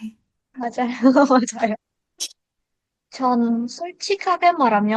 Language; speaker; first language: Korean; non-native, learner; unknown